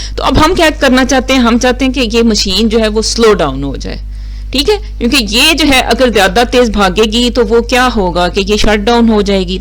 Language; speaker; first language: Urdu; non-native, local second language; Punjabi